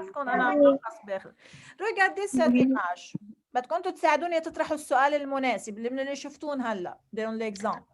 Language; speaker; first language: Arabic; non-native, local second language; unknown